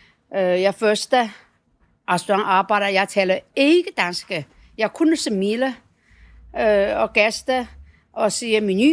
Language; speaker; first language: Danish; non-native, learner; Chinese